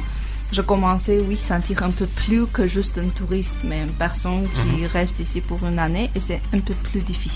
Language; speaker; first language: French; non-native, learner; Armenian